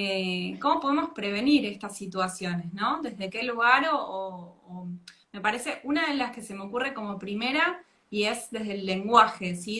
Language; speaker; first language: Spanish; native; Spanish